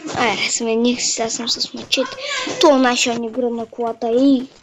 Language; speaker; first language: Bulgarian; native; Bulgarian